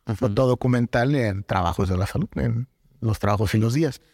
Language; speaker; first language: Spanish; native; Spanish